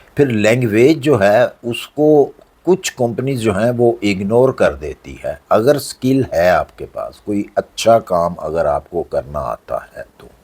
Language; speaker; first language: Urdu; non-native, local second language; Punjabi